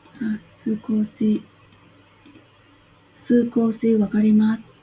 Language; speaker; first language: Japanese; non-native, learner; Vietnamese